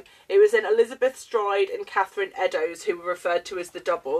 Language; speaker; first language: English; native; English